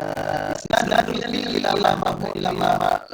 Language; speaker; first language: Arabic; non-native, fluent; Indonesian